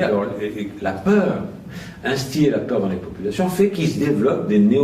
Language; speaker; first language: French; native; French